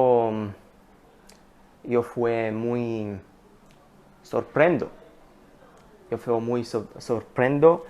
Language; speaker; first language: Spanish; non-native, learner; Hebrew